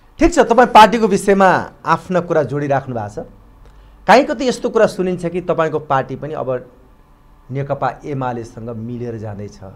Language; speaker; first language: Nepali; native; Nepali